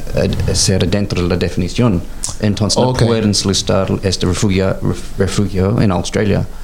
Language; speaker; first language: Spanish; non-native, learner; English